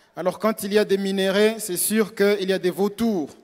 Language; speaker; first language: French; non-native, local second language; Swahili